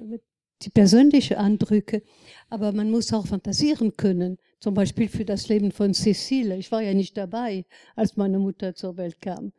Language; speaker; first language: German; non-native, fluent; French